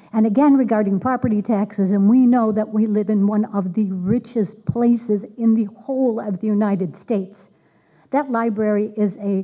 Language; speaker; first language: English; native; English